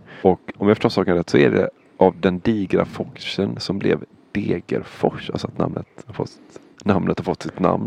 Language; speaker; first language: Swedish; native; Swedish